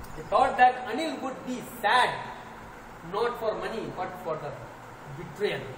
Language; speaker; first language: English; non-native, local second language; Hindi